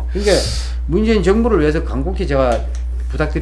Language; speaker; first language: Korean; native; Korean